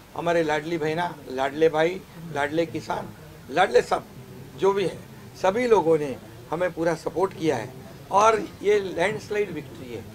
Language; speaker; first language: Hindi; non-native, local second language; Marathi